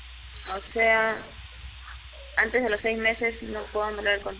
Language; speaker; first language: Spanish; native; Spanish